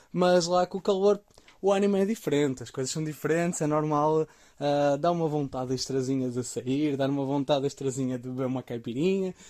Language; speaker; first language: Portuguese; native; Portuguese